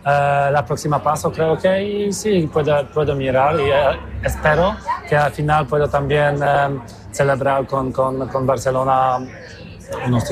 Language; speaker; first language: Spanish; non-native, learner; Polish